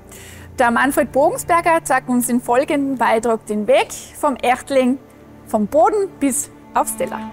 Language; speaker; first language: German; native; German